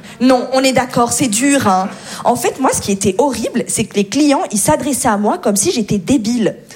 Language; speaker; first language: French; native; French